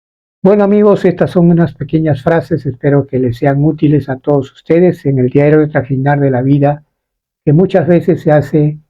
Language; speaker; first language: Spanish; native; Spanish